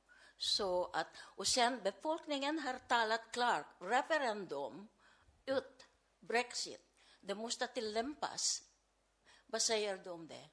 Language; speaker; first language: Swedish; non-native, fluent; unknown